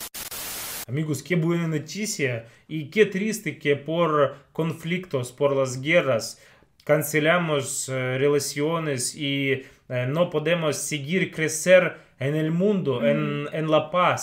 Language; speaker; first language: Spanish; non-native, learner; Russian